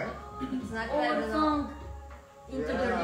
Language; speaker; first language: Japanese; native; Japanese